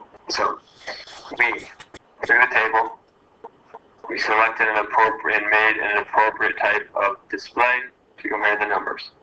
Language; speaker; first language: English; native; English